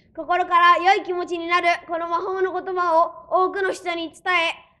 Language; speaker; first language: Japanese; early bilingual, other home language; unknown